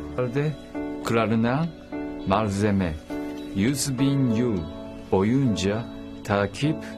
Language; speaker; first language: Turkish; non-native, learner; Japanese